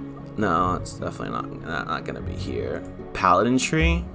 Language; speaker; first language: English; native; English